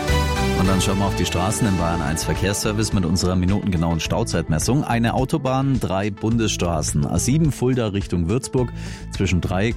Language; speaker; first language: German; native; German